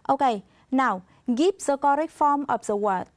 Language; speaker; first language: English; non-native, fluent; Vietnamese